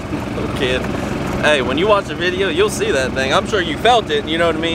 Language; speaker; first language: English; native; English